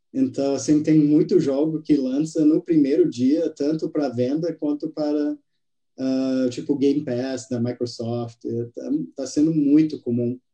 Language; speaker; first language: Portuguese; non-native, fluent; English